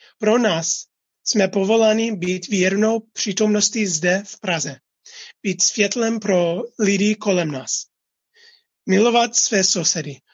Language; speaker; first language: Czech; non-native, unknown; English